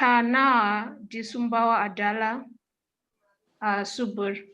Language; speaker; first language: Indonesian; non-native, learner; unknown